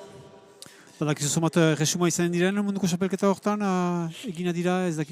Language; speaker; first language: Basque; native; Basque